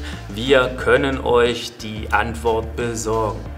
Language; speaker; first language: German; native; German